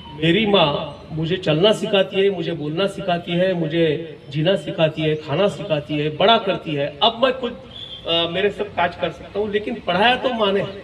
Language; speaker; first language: Hindi; non-native, local second language; Marathi